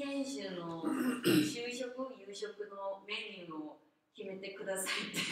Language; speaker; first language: Japanese; non-native, fluent; Korean